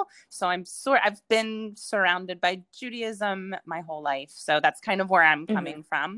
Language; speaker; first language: English; native; English